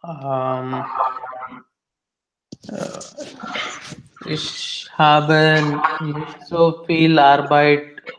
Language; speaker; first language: German; non-native, learner; Hindi